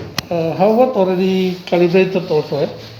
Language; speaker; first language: English; non-native, learner; Indonesian